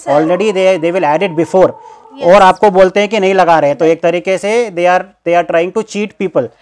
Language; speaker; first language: Hindi; non-native, local second language; Telugu